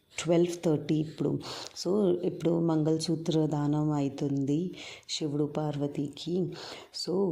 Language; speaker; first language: Telugu; non-native, local second language; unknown